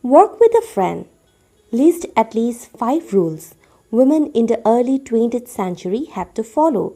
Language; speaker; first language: English; non-native, local second language; Assamese